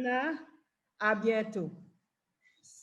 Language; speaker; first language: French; non-native, fluent; English